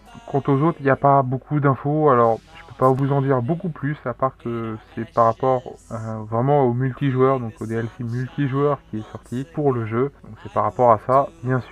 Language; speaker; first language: French; native; French